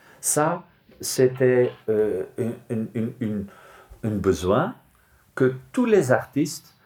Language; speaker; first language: French; non-native, local second language; Dutch